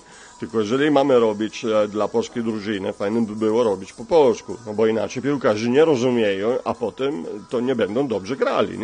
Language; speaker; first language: Polish; non-native, fluent; Italian